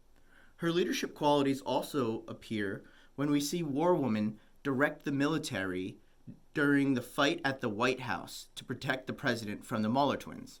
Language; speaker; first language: English; native; English